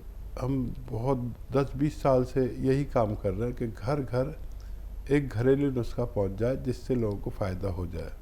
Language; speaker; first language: Hindi; native; Hindi